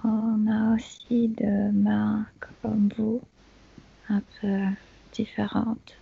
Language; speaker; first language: French; non-native, fluent; Spanish